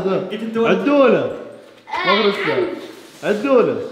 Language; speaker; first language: Arabic; native; Arabic